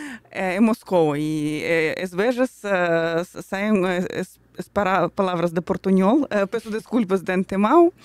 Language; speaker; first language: Portuguese; non-native, fluent; Russian